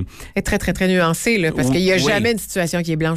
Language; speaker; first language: French; native; French